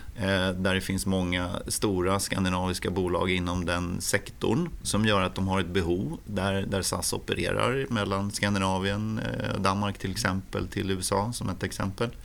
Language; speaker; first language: Swedish; native; Swedish